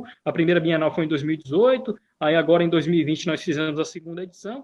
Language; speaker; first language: Portuguese; native; Portuguese